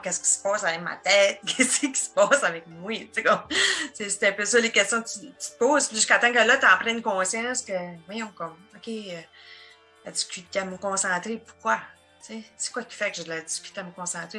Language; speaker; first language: French; native; French